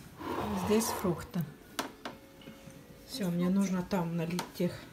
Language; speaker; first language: Russian; non-native, fluent; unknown